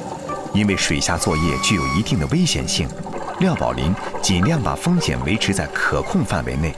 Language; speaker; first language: Chinese; native; Chinese